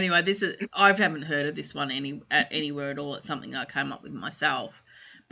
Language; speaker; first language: English; native; English